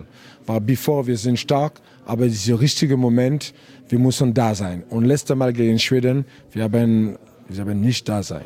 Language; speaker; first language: German; non-native, learner; French